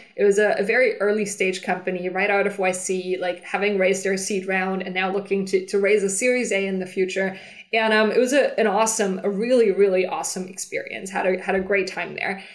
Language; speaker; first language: English; non-native, fluent; German